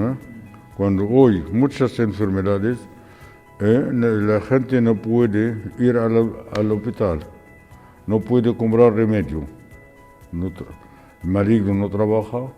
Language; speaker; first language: Spanish; non-native, fluent; Arabic